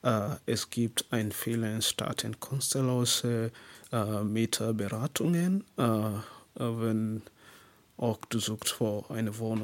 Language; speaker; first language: German; non-native, learner; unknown